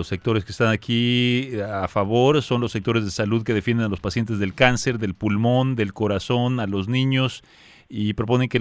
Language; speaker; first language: Spanish; native; Spanish